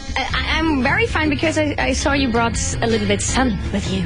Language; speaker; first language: English; non-native, fluent; German